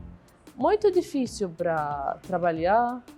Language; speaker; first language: Portuguese; non-native, learner; Arabic